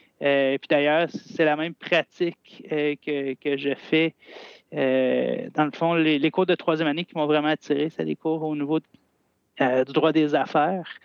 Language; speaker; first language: French; native; French